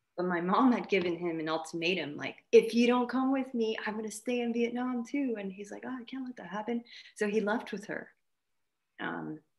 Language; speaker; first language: English; native; English